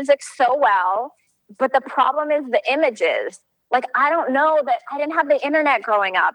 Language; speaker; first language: English; native; English